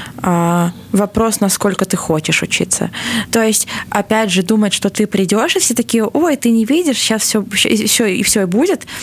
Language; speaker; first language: Russian; native; Russian